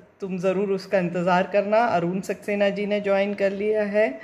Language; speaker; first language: Hindi; native; Hindi